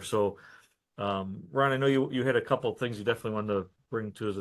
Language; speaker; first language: English; native; English